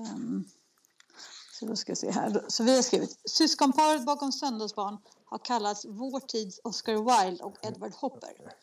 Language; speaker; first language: Swedish; native; Swedish